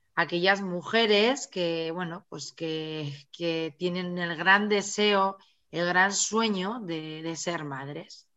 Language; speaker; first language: Spanish; native; Spanish